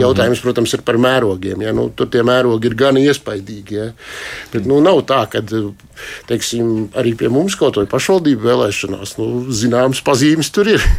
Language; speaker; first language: Latvian; native; Latvian